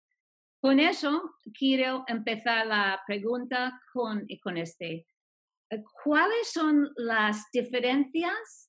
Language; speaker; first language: Spanish; non-native, fluent; English